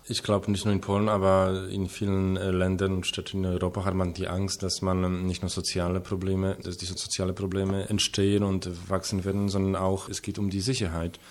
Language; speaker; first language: German; non-native, fluent; Polish